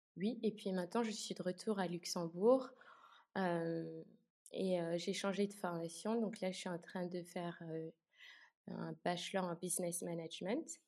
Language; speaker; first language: French; native; French